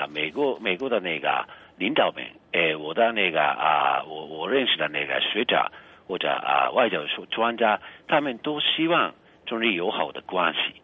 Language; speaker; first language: Chinese; non-native, fluent; Japanese